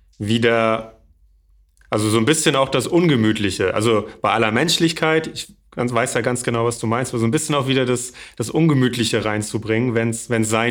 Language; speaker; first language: German; native; German